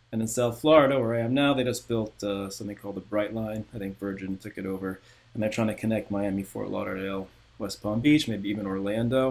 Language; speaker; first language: English; native; English